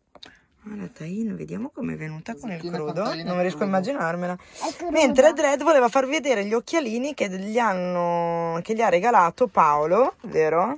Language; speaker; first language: Italian; native; Italian